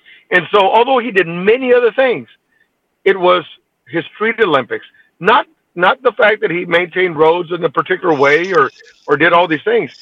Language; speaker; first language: English; early bilingual, other home language; Spanish